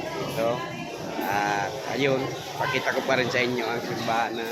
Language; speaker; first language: Filipino; non-native, local second language; Bikol